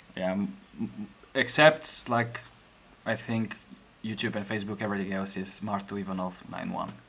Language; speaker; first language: English; non-native, fluent; Bulgarian